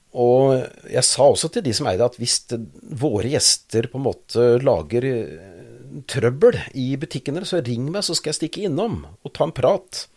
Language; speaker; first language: Norwegian; native; Norwegian